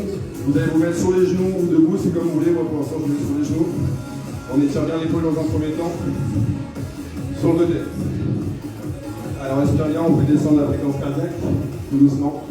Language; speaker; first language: French; native; French